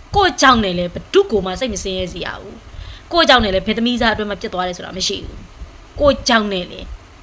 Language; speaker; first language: Burmese; native; Burmese